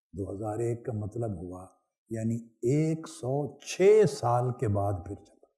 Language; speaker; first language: Urdu; non-native, local second language; Punjabi